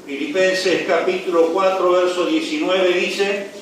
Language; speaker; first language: Spanish; native; Spanish